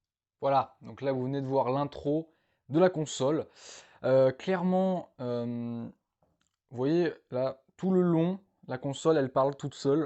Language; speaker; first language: French; native; French